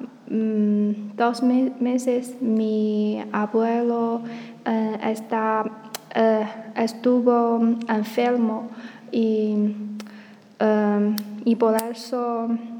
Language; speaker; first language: Spanish; non-native, learner; Chinese